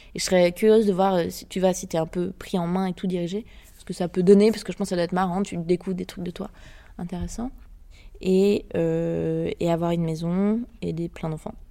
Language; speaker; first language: French; native; French